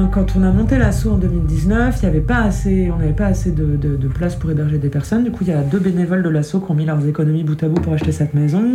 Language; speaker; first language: French; native; French